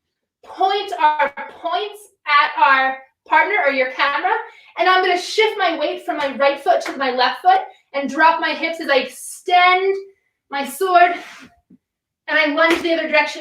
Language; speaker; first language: English; native; English